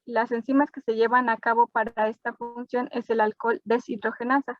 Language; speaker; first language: Spanish; native; Spanish